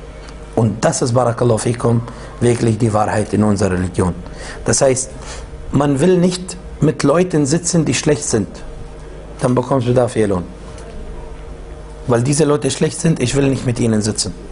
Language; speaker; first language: German; non-native, fluent; Arabic